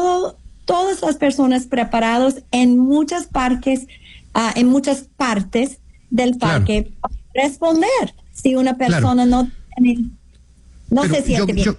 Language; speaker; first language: Spanish; non-native, fluent; English